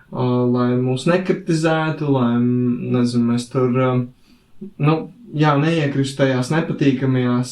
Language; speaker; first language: Latvian; native; Latvian